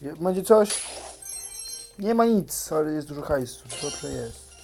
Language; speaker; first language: Polish; native; Polish